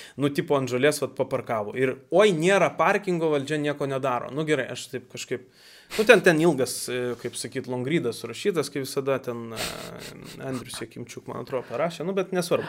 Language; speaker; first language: Lithuanian; native; Lithuanian